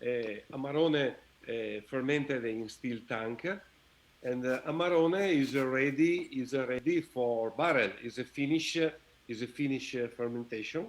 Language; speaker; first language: English; non-native, learner; Italian